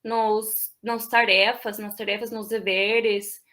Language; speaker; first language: Portuguese; non-native, fluent; English